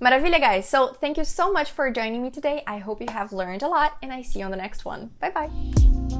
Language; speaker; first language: English; non-native, fluent; Portuguese